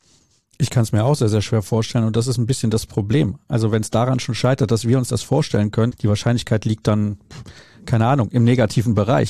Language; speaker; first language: German; native; German